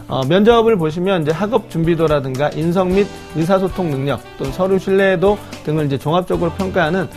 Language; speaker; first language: Korean; native; Korean